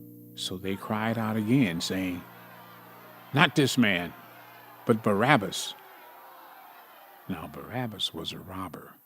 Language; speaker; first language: English; native; English